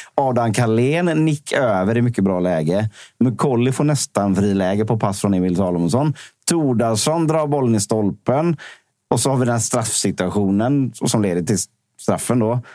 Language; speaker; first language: Swedish; native; Swedish